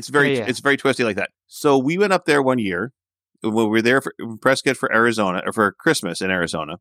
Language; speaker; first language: English; native; English